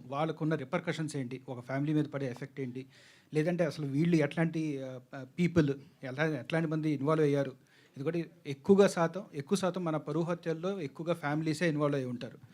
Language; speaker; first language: Telugu; native; Telugu